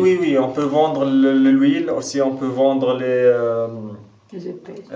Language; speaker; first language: French; non-native, local second language; Arabic